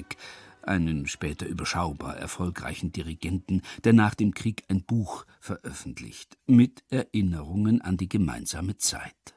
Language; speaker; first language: German; native; German